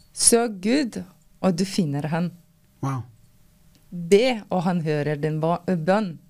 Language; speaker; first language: Norwegian; non-native, fluent; Lithuanian